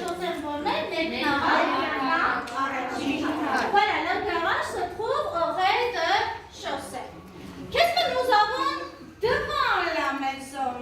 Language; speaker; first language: French; non-native, fluent; Armenian